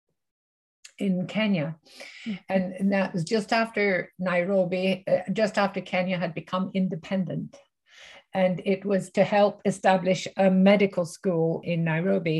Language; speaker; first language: English; native; English